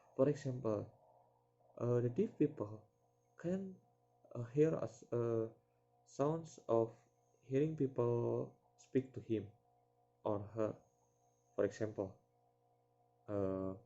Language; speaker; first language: English; non-native, learner; Indonesian